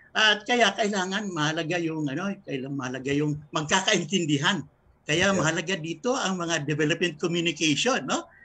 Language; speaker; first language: Filipino; native; Filipino